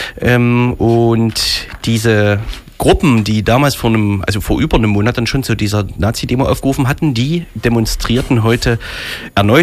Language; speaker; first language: German; native; German